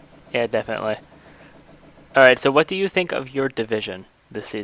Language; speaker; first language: English; native; English